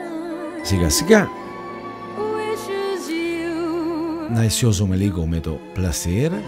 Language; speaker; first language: Greek; non-native, learner; Italian